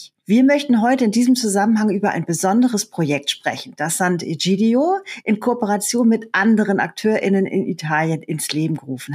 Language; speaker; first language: German; native; German